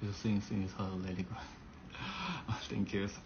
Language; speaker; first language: English; non-native, learner; Thai